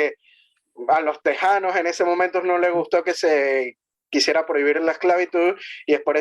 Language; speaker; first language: Spanish; native; Spanish